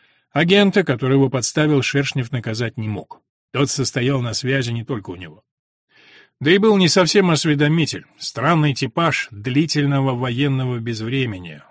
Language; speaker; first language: Russian; native; Russian